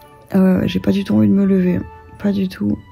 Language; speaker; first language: French; native; French